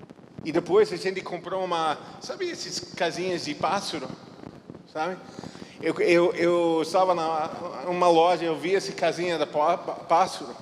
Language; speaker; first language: Portuguese; non-native, fluent; English